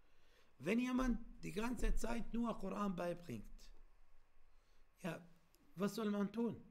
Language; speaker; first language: German; non-native, fluent; Arabic